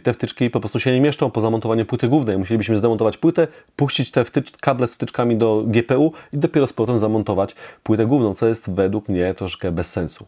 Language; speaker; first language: Polish; native; Polish